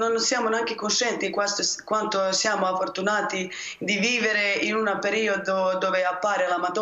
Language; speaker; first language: Italian; non-native, fluent; Bosnian